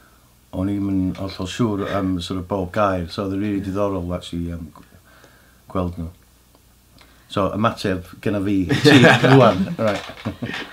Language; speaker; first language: Welsh; native; Welsh